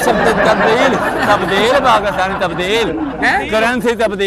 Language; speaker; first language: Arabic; non-native, learner; Punjabi